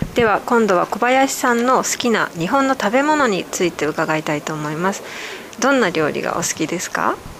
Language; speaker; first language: Japanese; native; Japanese